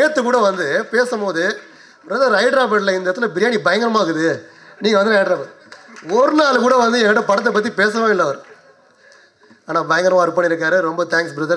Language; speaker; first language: Tamil; native; Tamil